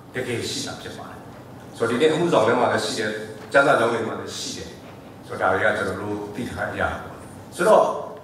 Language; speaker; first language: Burmese; non-native, local second language; S'gaw Karen